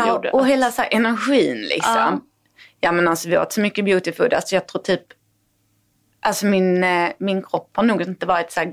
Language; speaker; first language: Swedish; native; Swedish